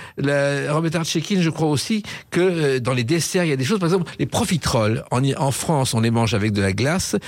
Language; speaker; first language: French; native; French